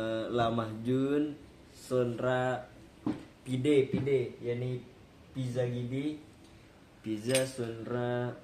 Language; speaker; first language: Turkish; non-native, learner; Indonesian